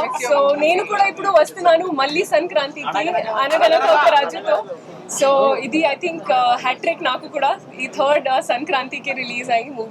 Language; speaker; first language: Telugu; non-native, fluent; Hindi